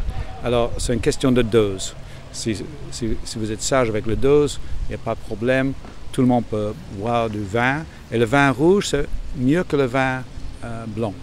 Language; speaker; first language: French; non-native, fluent; English